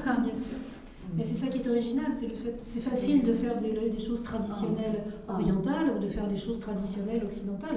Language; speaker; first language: French; native; French